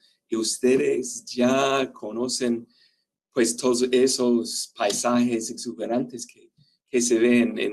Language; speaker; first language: Spanish; non-native, fluent; English